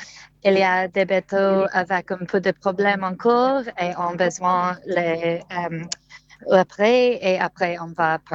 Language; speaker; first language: French; non-native, learner; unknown